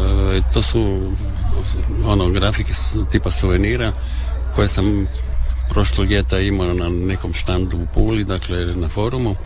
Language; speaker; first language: Serbian; native; Serbian